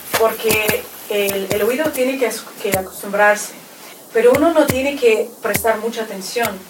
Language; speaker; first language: Spanish; non-native, fluent; Russian